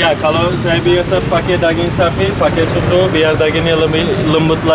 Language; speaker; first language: Indonesian; non-native, fluent; Turkish